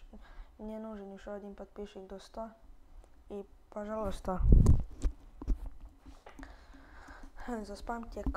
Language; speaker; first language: Russian; early bilingual, heritage; Russian